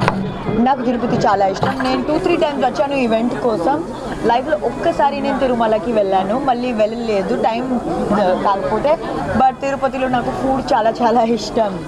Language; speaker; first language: Telugu; non-native, local second language; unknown